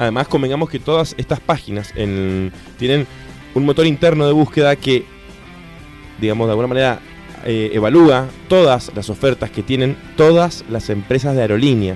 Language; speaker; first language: Spanish; native; Spanish